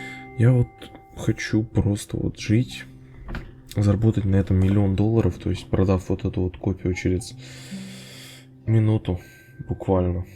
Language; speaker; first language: Russian; native; Russian